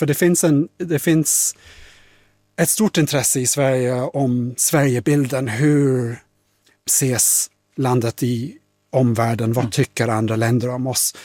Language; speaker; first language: Swedish; non-native, fluent; English